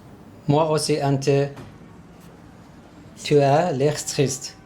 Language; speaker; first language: French; non-native, learner; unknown